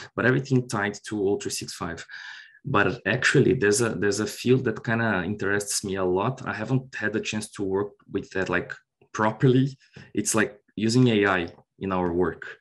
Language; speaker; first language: English; non-native, fluent; Portuguese